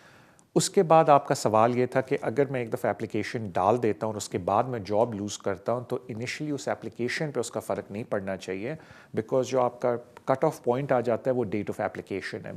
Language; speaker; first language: Urdu; native; Urdu